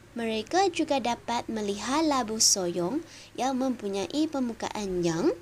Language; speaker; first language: Indonesian; non-native, local second language; Chinese